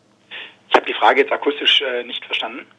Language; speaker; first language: German; native; German